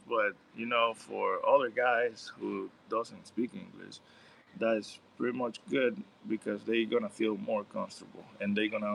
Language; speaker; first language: English; non-native, learner; Spanish